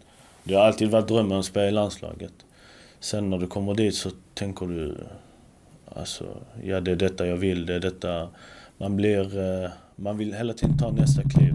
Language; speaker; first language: Swedish; early bilingual, other home language; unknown